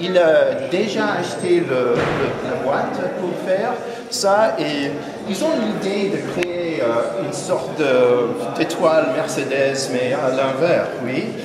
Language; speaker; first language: French; non-native, fluent; English